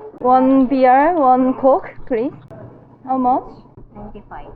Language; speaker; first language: English; non-native, learner; Korean